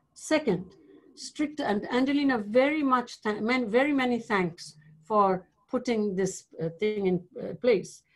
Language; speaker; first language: English; non-native, local second language; Bangla